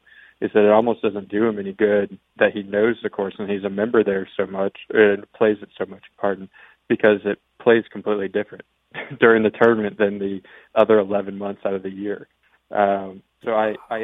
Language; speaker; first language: English; native; English